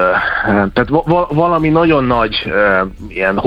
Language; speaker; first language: Hungarian; native; Hungarian